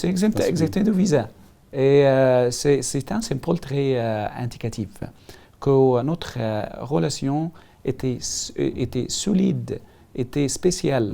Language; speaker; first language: French; non-native, learner; Arabic